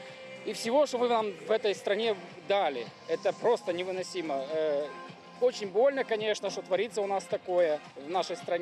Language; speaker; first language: Russian; native; Russian